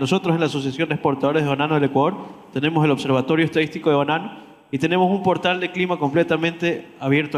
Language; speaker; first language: Spanish; native; Spanish